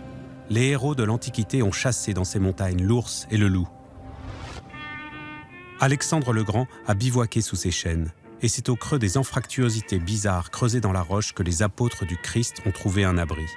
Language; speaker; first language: French; native; French